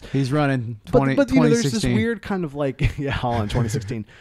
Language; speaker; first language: English; native; English